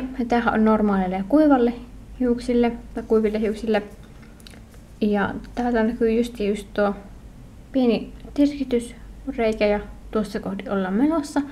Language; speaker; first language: Finnish; native; Finnish